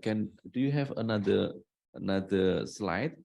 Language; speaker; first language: English; non-native, learner; Indonesian